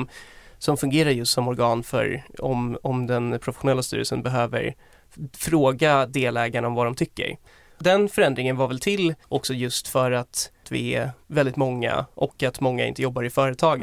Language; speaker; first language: Swedish; native; Swedish